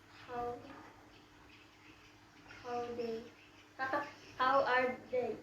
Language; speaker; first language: English; non-native, learner; Indonesian